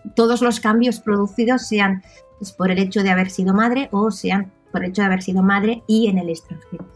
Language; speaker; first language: Spanish; non-native, local second language; Catalan